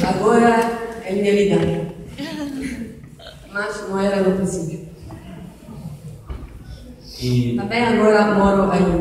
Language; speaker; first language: Portuguese; non-native, learner; Italian